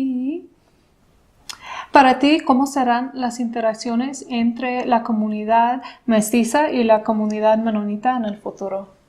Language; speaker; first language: Spanish; non-native, fluent; English